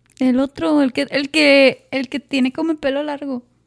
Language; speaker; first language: Spanish; early bilingual, heritage; Spanish